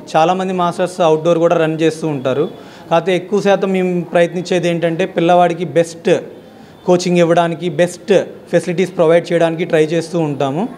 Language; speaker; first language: Telugu; native; Telugu